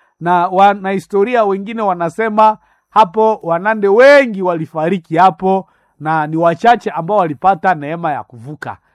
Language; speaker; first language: Swahili; non-native, local second language; Nande